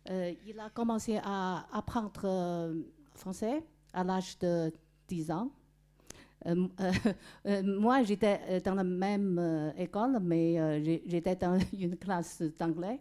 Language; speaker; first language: French; non-native, fluent; Chinese